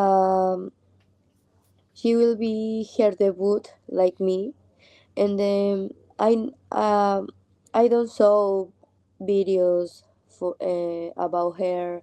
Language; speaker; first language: English; non-native, learner; Spanish